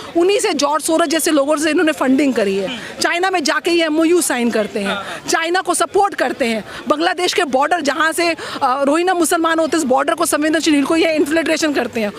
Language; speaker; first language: Hindi; native; Hindi